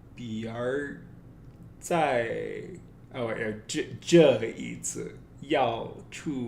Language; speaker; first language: Chinese; non-native, learner; English